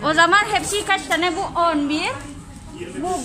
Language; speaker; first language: Turkish; non-native, learner; Indonesian